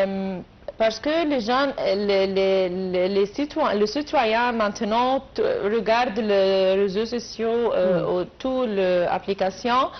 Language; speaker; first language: French; non-native, learner; Arabic